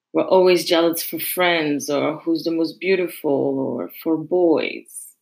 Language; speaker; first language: English; non-native, fluent; French